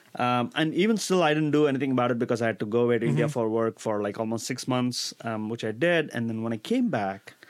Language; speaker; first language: English; non-native, local second language; Tamil